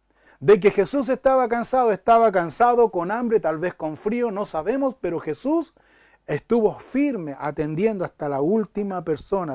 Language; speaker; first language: Spanish; native; Spanish